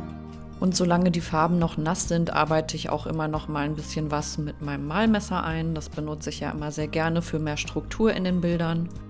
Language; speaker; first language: German; native; German